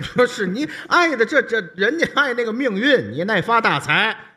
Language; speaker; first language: Chinese; native; Chinese